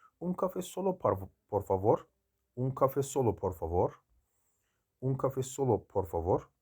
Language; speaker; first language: Spanish; non-native, learner; Turkish